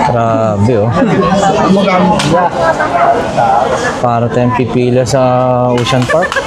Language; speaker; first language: Filipino; native; Filipino